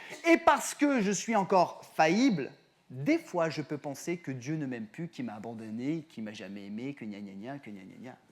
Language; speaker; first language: French; native; French